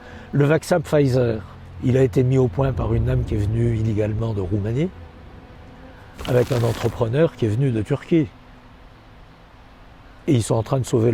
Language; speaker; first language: French; native; French